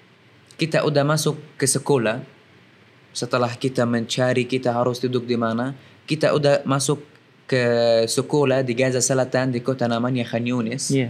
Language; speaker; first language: Indonesian; non-native, fluent; Arabic